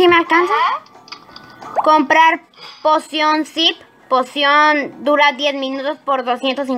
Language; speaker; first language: Spanish; native; Spanish